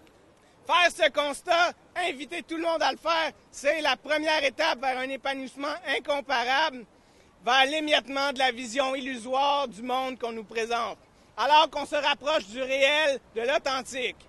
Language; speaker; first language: French; native; French